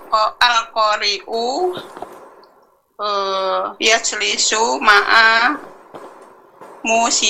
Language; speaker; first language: Arabic; non-native, learner; Indonesian